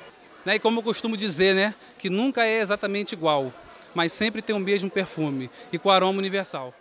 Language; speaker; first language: Portuguese; native; Portuguese